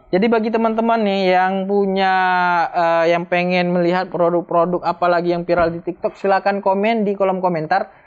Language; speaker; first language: Indonesian; native; Indonesian